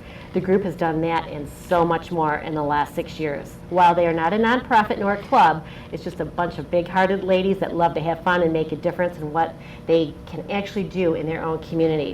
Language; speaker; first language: English; native; English